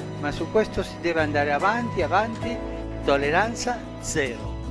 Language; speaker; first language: Italian; non-native, learner; French